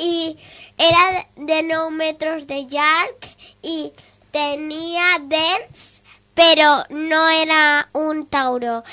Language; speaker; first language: Catalan; non-native, local second language; Spanish